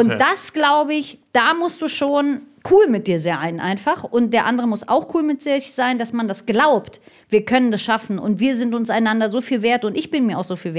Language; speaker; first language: German; native; German